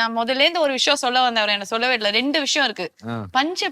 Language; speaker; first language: Tamil; native; Tamil